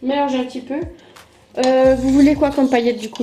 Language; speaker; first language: French; native; French